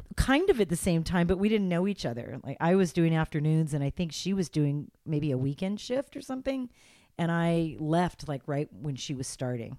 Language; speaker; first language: English; native; English